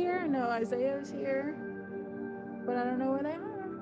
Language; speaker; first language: English; native; English